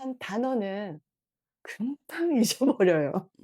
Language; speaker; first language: Korean; non-native, fluent; Japanese